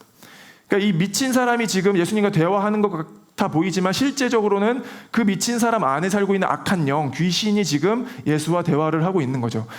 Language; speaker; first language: Korean; native; Korean